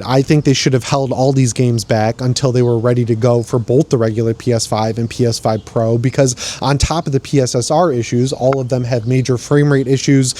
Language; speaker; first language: English; native; English